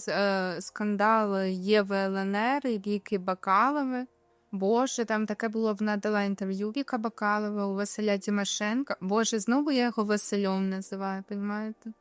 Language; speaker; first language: Ukrainian; native; Ukrainian